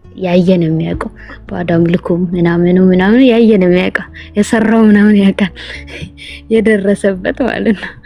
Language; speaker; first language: Amharic; native; Amharic